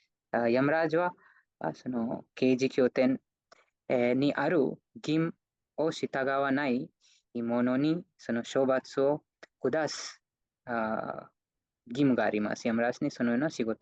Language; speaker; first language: Japanese; non-native, fluent; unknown